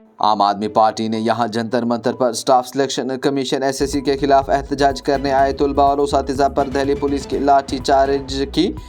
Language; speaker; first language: Urdu; non-native, local second language; Kashmiri